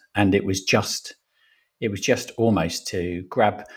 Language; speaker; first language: English; native; English